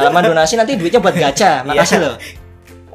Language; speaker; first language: Indonesian; native; Indonesian